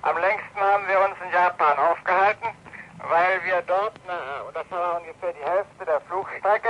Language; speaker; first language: German; native; German